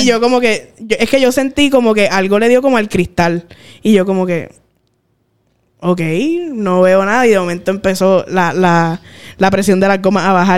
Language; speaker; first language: Spanish; native; Spanish